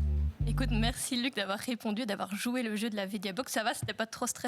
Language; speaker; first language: French; native; French